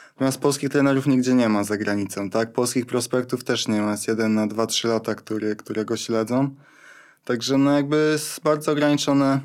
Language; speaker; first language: Polish; native; Polish